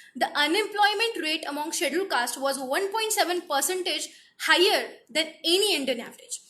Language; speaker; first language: English; non-native, local second language; Marathi